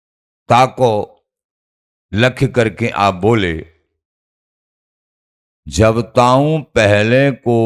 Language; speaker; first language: Hindi; native; Hindi